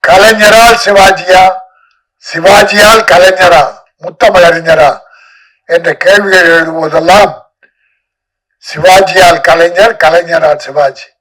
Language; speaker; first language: Tamil; native; Tamil